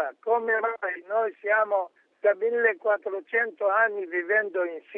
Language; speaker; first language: Italian; non-native, fluent; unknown